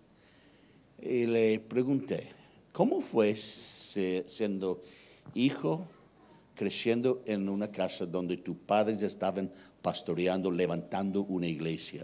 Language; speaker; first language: Spanish; non-native, fluent; English